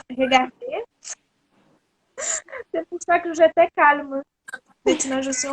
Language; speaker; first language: French; non-native, learner; Portuguese